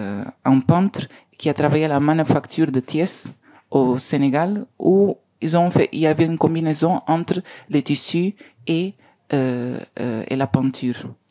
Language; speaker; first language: French; non-native, learner; Spanish